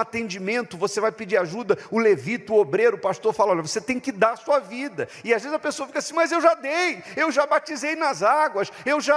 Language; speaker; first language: Portuguese; native; Portuguese